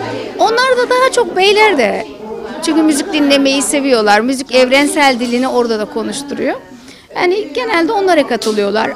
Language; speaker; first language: Turkish; native; Turkish